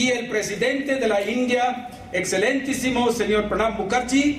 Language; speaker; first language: Spanish; non-native, learner; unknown